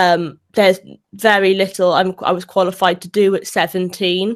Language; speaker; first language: English; native; English